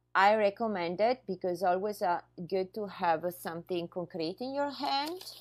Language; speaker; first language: English; non-native, fluent; Italian